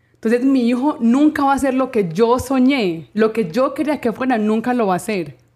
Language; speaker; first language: Spanish; native; Spanish